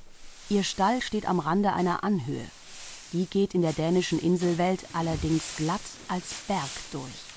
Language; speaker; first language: German; native; German